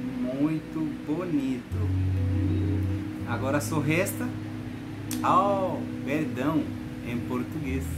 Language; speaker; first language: Portuguese; non-native, fluent; Spanish